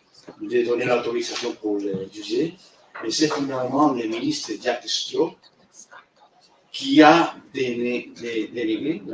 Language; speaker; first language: French; non-native, fluent; Spanish